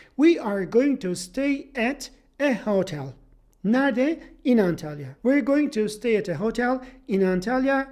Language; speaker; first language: English; non-native, fluent; Turkish